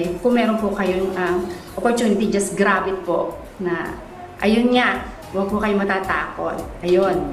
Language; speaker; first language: Filipino; native; Filipino